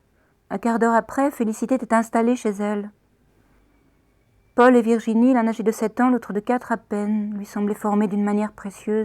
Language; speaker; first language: French; native; French